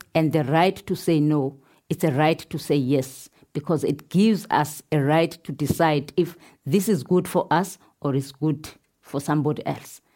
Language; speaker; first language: English; non-native, local second language; Xhosa